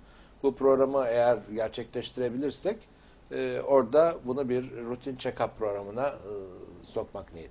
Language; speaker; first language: Turkish; native; Turkish